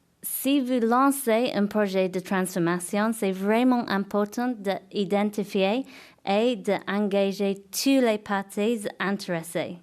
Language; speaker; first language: French; non-native, fluent; English